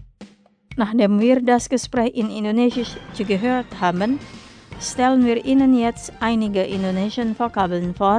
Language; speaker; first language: German; non-native, fluent; Indonesian